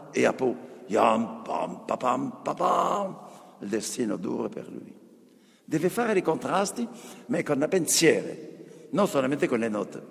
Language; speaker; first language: Italian; non-native, fluent; French